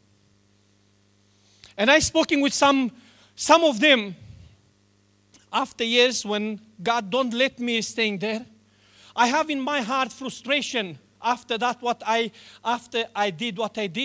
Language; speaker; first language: English; non-native, learner; Romanian